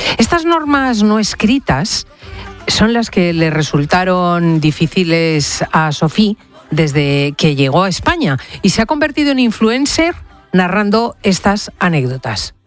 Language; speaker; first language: Spanish; native; Spanish